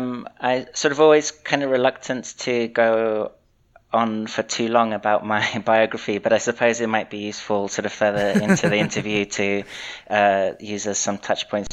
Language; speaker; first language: English; native; English